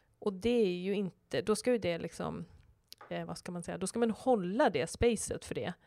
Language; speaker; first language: Swedish; native; Swedish